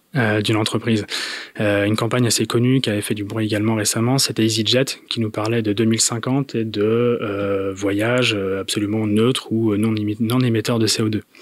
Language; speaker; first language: French; native; French